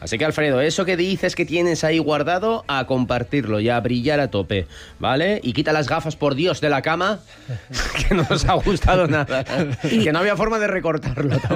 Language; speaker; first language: Spanish; native; Spanish